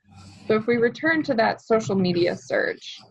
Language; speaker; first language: English; native; English